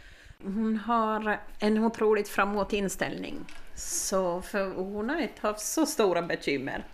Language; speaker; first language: Swedish; native; Swedish